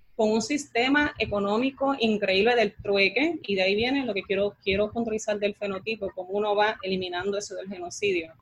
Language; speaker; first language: Spanish; native; Spanish